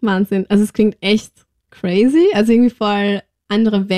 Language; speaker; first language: German; native; German